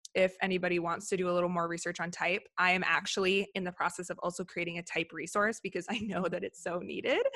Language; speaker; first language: English; native; English